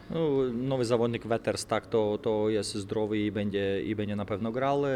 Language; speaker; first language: Polish; non-native, fluent; Lithuanian